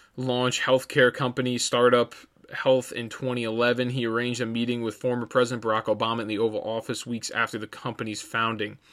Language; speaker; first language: English; native; English